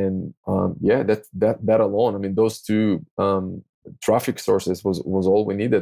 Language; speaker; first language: English; non-native, fluent; Hebrew